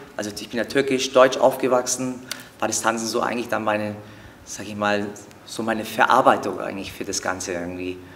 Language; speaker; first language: German; early bilingual, other home language; Turkish